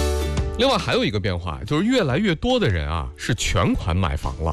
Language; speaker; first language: Chinese; native; Chinese